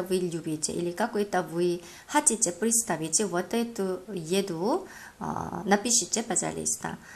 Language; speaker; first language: Russian; non-native, learner; Korean